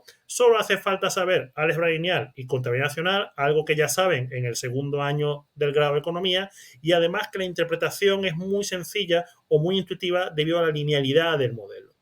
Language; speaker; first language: Spanish; native; Spanish